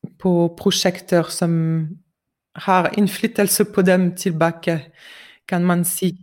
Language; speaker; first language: Norwegian; non-native, fluent; French